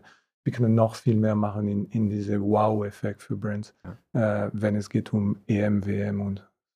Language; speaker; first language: German; non-native, fluent; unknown